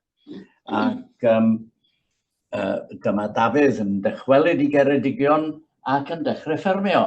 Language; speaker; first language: Welsh; native; Welsh